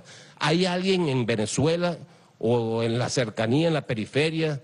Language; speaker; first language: Spanish; native; Spanish